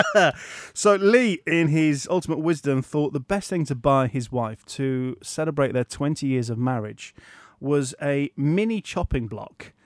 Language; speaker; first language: English; native; English